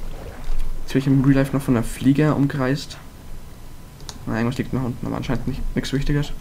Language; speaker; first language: German; native; German